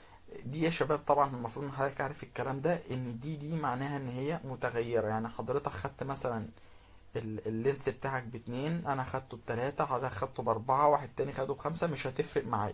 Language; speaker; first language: Arabic; native; Arabic